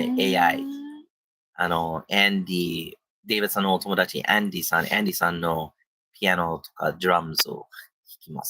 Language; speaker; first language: Japanese; non-native, learner; English